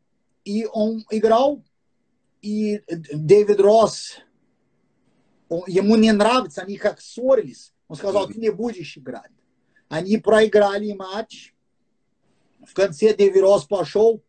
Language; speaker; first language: Russian; non-native, fluent; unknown